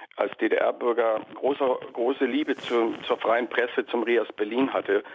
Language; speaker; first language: German; native; German